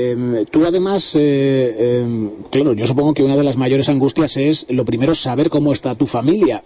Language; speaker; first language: Spanish; native; Spanish